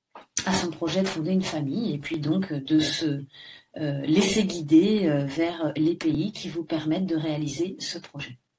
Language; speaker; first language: French; native; French